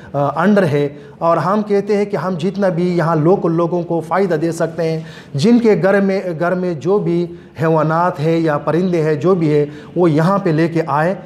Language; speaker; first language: Urdu; non-native, local second language; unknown